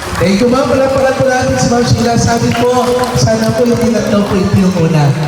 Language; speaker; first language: Filipino; non-native, local second language; Iloko